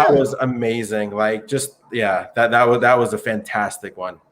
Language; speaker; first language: English; native; English